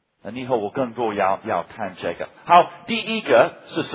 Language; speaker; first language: Chinese; non-native, fluent; English